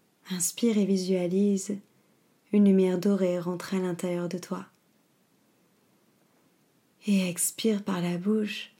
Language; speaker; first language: French; native; French